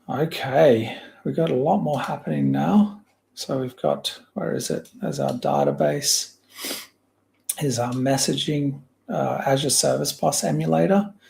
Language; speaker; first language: English; native; English